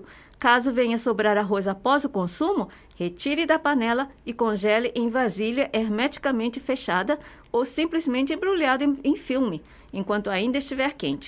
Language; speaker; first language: Portuguese; non-native, fluent; Japanese